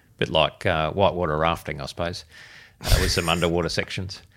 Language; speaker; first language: English; native; English